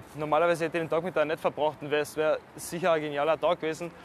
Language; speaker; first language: German; native; German